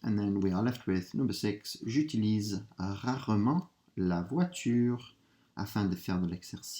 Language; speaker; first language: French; non-native, fluent; English